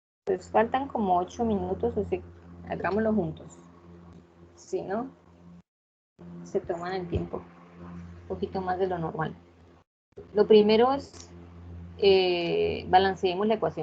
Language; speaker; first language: Spanish; native; Spanish